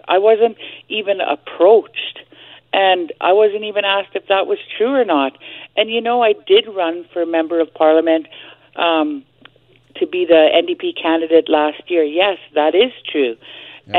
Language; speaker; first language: English; native; English